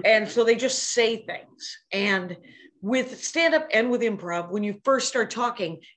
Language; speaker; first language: English; native; English